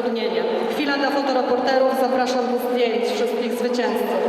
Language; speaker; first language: Polish; native; Polish